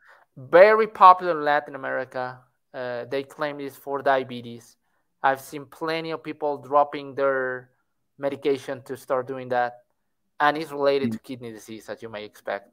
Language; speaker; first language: English; non-native, fluent; Spanish